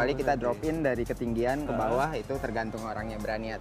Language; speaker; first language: Indonesian; native; Indonesian